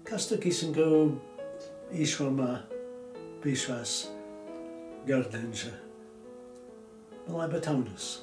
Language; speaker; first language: Nepali; non-native, fluent; English